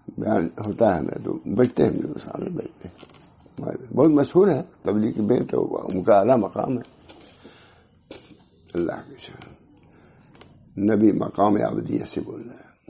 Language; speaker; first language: Urdu; native; Urdu